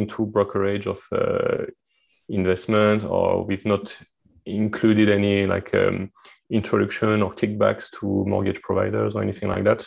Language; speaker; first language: English; non-native, fluent; French